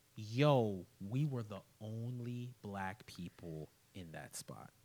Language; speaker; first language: English; early bilingual, other home language; Haitian Creole